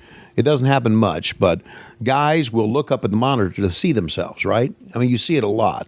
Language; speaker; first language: English; native; English